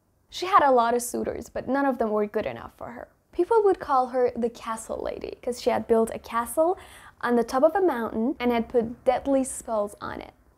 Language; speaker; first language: English; non-native, fluent; Persian